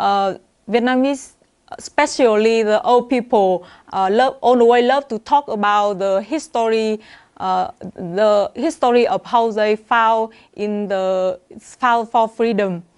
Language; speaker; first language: English; non-native, learner; Vietnamese